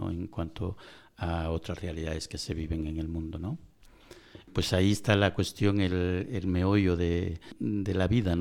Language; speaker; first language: Spanish; native; Spanish